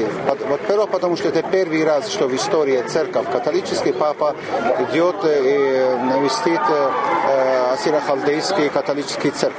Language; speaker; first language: Russian; non-native, learner; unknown